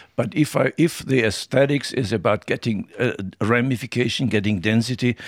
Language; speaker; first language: English; non-native, fluent; German